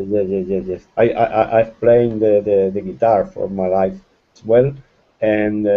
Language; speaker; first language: English; non-native, fluent; Spanish